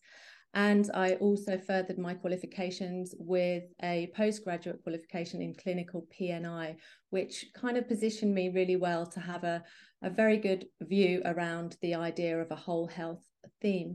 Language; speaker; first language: English; native; English